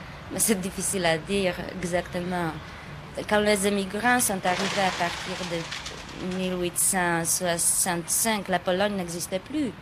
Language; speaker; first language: French; non-native, fluent; Polish